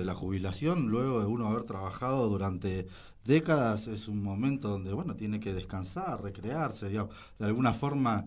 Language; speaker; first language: Spanish; native; Spanish